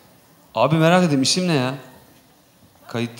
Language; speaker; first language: Turkish; native; Turkish